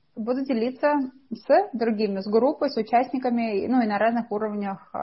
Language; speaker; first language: Russian; native; Russian